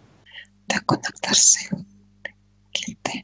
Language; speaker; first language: Kazakh; non-native, learner; Russian